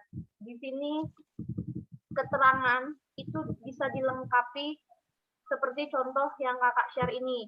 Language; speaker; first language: Indonesian; native; Indonesian